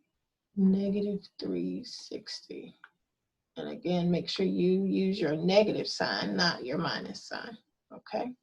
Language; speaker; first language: English; native; English